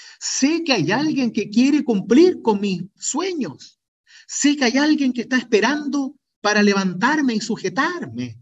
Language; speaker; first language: Spanish; native; Spanish